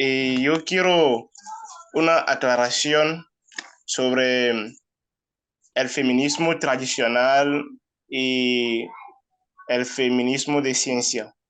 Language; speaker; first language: Spanish; non-native, fluent; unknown